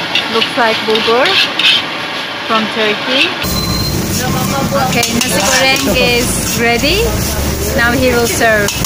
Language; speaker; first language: English; non-native, fluent; Turkish